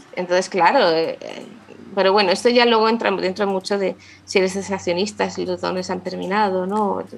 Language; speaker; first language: Spanish; native; Spanish